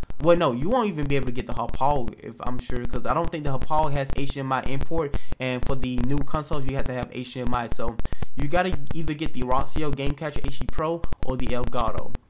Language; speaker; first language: English; native; English